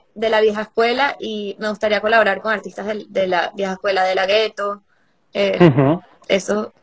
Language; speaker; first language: Spanish; native; Spanish